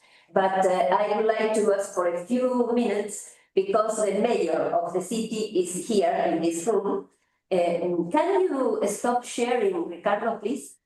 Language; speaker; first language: English; non-native, fluent; Spanish